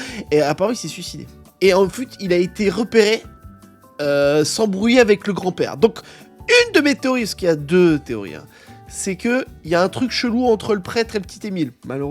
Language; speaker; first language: French; native; French